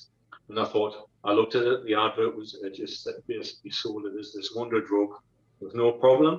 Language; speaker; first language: English; native; English